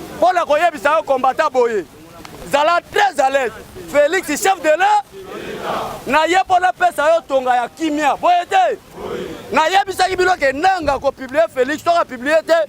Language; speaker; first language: Lingala; non-native, local second language; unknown